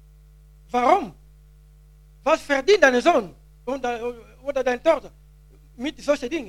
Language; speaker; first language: German; non-native, learner; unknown